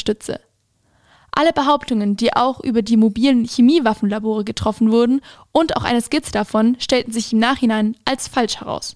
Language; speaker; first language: German; native; German